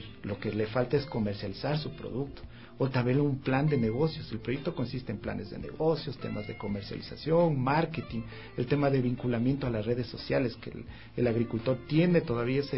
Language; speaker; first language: Spanish; native; Spanish